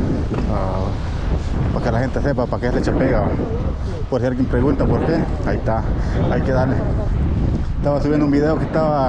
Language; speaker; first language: Spanish; native; Spanish